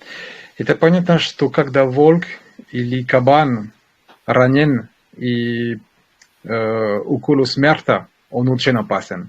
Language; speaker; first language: Russian; non-native, learner; French